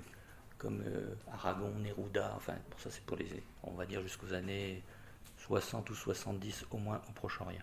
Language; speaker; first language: French; native; French